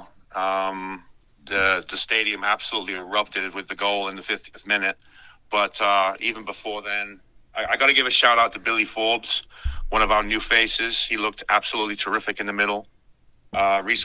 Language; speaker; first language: English; native; English